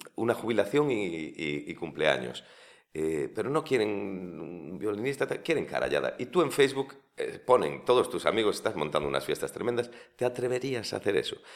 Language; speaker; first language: Spanish; native; Spanish